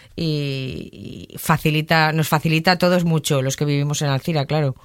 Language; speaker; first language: Spanish; native; Spanish